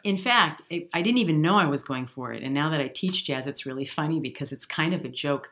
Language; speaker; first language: English; native; English